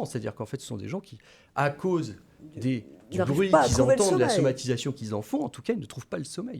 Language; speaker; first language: French; native; French